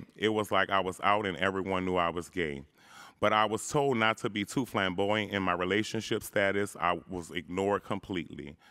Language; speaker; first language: English; native; English